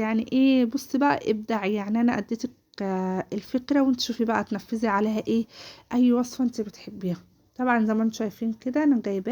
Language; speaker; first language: Arabic; native; Arabic